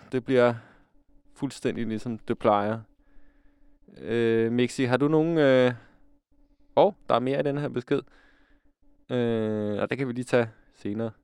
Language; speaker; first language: Danish; native; Danish